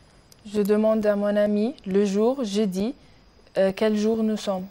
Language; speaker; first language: French; non-native, learner; Arabic